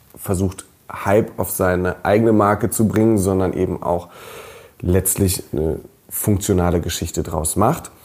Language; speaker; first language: German; native; German